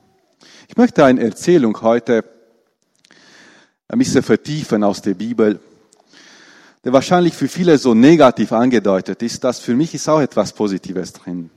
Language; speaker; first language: German; non-native, fluent; Romanian